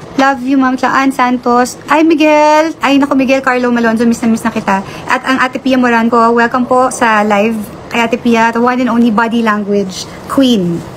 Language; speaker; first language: Filipino; native; Filipino